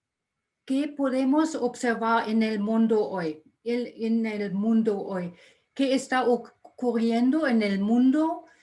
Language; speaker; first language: Spanish; non-native, fluent; German